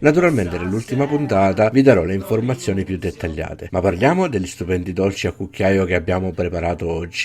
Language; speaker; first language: Italian; native; Italian